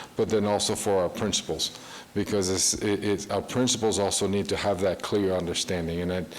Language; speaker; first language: English; early bilingual, other home language; Spanish